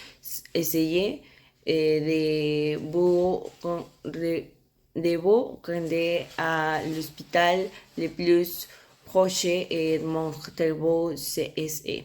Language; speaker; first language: French; non-native, learner; Spanish